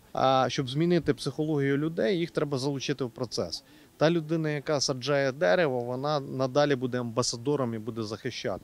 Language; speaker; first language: Ukrainian; native; Ukrainian